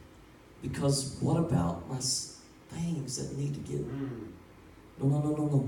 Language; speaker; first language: English; native; English